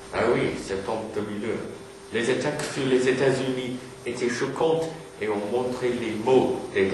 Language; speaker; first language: French; non-native, learner; English